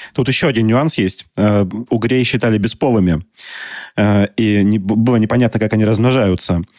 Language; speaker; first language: Russian; native; Russian